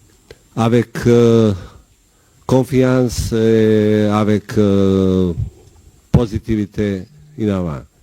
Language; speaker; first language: French; non-native, learner; Bosnian